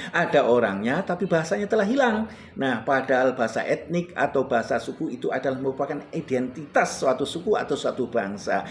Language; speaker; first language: Indonesian; non-native, local second language; Javanese